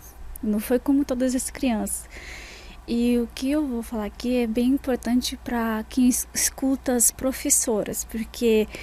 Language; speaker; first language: Portuguese; non-native, fluent; Russian